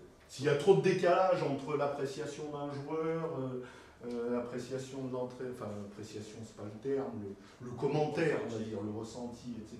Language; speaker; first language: French; native; French